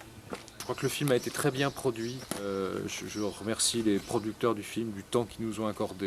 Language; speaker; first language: French; native; French